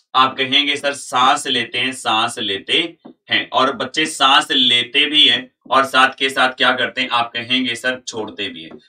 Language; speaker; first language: Hindi; native; Hindi